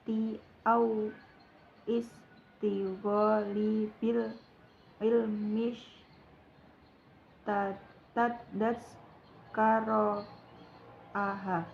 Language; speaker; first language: Arabic; non-native, learner; Indonesian